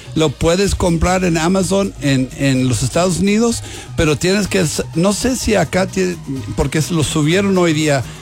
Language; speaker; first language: Spanish; non-native, learner; English